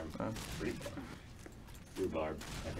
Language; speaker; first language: English; native; English